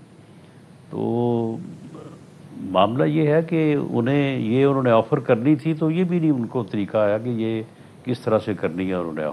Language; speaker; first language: Urdu; non-native, local second language; Punjabi